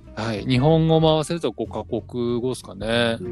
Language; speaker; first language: Japanese; native; Japanese